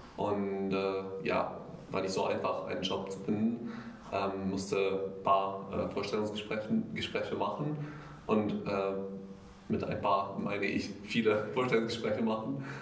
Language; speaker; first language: German; non-native, fluent; Arabic